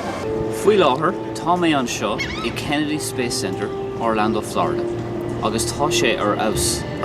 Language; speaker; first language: Irish; non-native, local second language; English